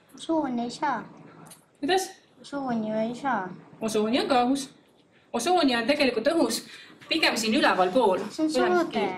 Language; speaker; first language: Estonian; native; Estonian